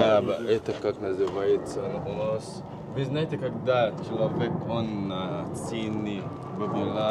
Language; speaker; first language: Russian; non-native, learner; Arabic